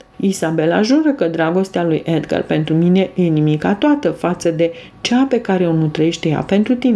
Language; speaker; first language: Romanian; native; Romanian